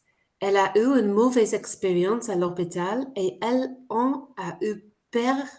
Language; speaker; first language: French; non-native, fluent; English